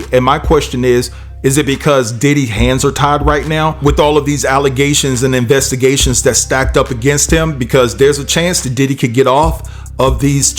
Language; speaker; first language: English; native; English